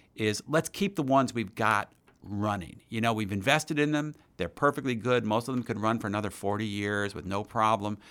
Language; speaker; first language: English; native; English